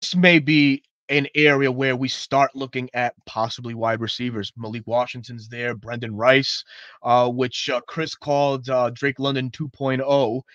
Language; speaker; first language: English; native; English